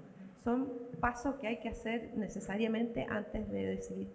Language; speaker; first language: Spanish; native; Spanish